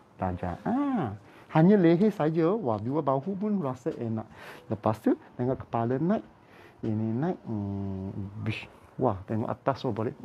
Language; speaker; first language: Malay; non-native, local second language; Cantonese